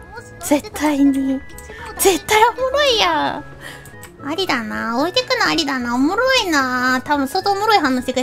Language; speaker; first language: Japanese; native; Japanese